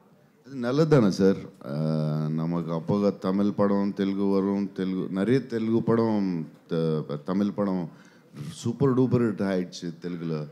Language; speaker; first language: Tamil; non-native, learner; Telugu